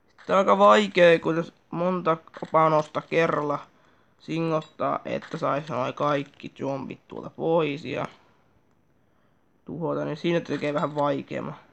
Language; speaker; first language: Finnish; native; Finnish